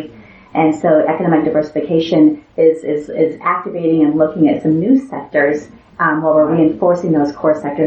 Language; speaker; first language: English; native; English